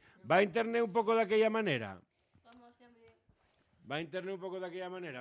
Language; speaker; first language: Spanish; native; Spanish